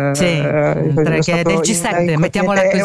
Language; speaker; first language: Italian; native; Italian